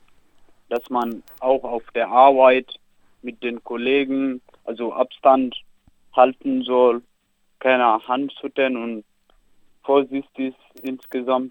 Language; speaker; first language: German; non-native, learner; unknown